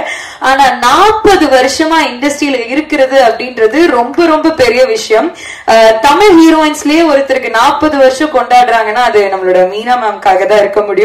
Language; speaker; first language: Tamil; native; Tamil